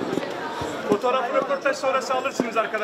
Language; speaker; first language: Turkish; native; Turkish